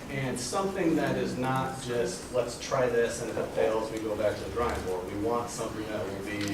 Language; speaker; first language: English; native; English